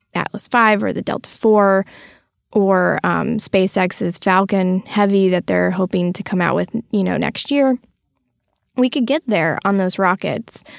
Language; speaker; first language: English; native; English